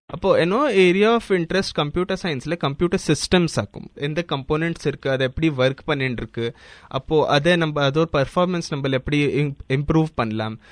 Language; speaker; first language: Tamil; early bilingual, heritage; Tamil